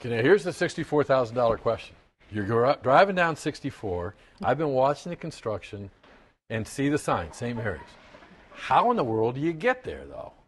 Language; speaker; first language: English; native; English